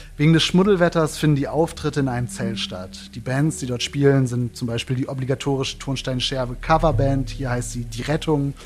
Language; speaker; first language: German; native; German